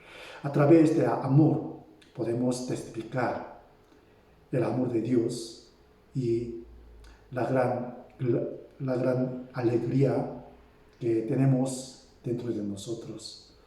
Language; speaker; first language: Spanish; non-native, fluent; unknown